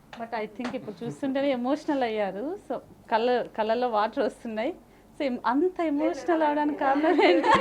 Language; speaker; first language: Telugu; native; Telugu